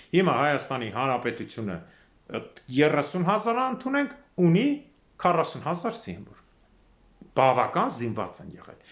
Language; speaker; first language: Armenian; native; Armenian